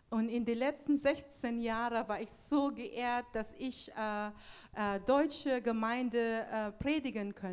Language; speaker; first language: German; non-native, fluent; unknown